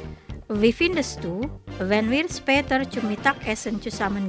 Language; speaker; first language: German; non-native, fluent; Indonesian